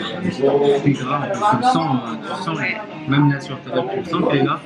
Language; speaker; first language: French; native; French